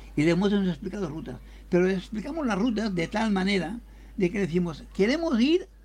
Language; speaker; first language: Spanish; native; Spanish